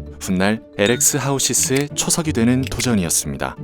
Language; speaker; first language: Korean; native; Korean